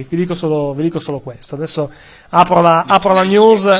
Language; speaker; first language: Italian; native; Italian